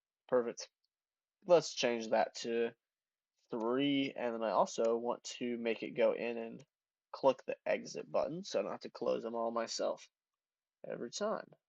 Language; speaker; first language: English; native; English